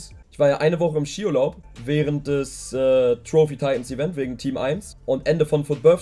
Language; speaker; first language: German; native; German